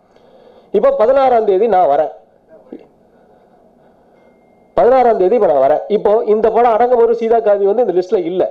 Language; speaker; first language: Tamil; native; Tamil